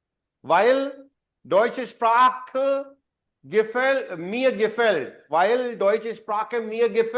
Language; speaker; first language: German; non-native, fluent; Hindi